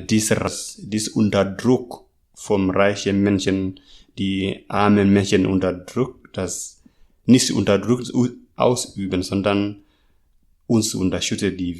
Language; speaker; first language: German; non-native, learner; Masai